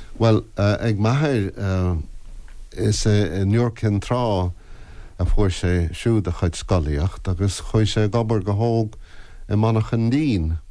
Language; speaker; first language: Irish; non-native, local second language; English